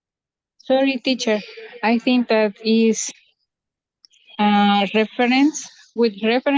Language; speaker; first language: English; non-native, learner; Spanish